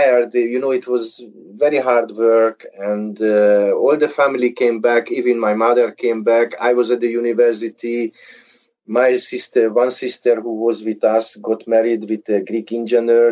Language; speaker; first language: English; early bilingual, other home language; Hungarian